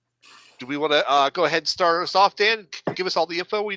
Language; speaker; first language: English; native; English